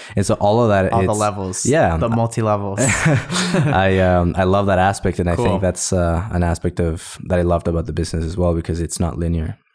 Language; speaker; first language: English; early bilingual, other home language; Spanish